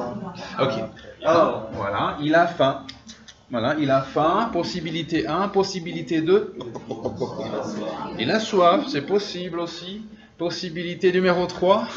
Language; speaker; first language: French; non-native, fluent; English